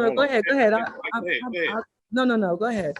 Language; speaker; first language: English; native; English